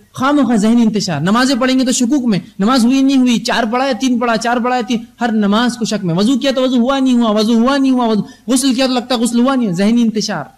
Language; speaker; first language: Urdu; native; Urdu